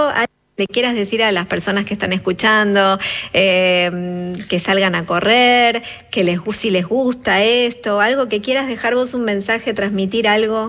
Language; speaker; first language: Spanish; native; Spanish